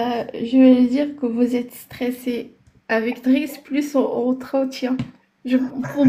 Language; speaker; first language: French; non-native, learner; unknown